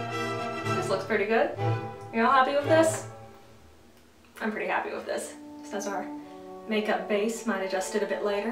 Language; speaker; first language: English; native; English